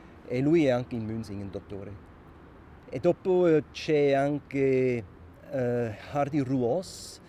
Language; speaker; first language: Italian; non-native, local second language; German